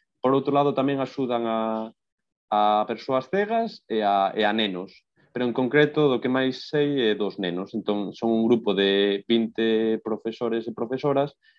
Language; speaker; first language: Galician; non-native, local second language; Spanish